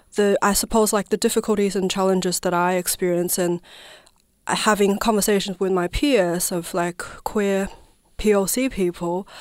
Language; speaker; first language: English; non-native, fluent; Chinese